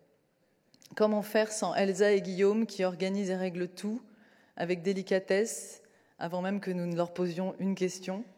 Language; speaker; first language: French; native; French